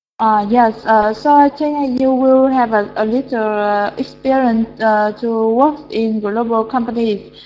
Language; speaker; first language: English; non-native, learner; Vietnamese